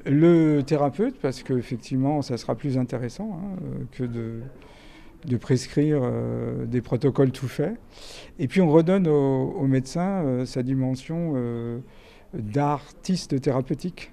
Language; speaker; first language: French; native; French